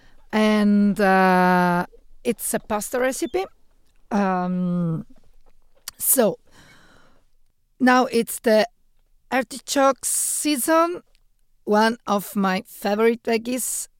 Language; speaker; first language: English; non-native, fluent; Italian